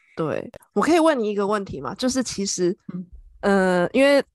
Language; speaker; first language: Chinese; native; Chinese